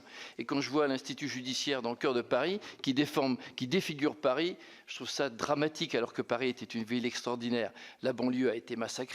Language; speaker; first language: French; native; French